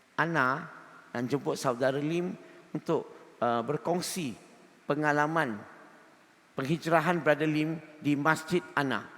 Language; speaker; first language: Malay; non-native, local second language; Chinese